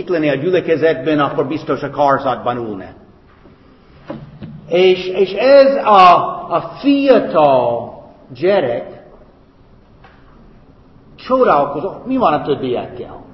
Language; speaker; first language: Hungarian; non-native, fluent; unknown